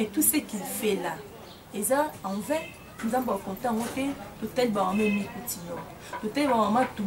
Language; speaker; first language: French; non-native, local second language; Lingala